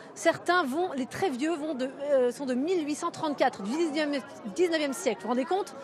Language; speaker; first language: French; native; French